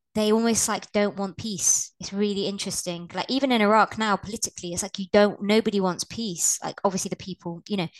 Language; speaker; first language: English; native; English